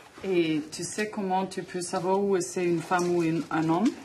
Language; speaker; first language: French; non-native, fluent; German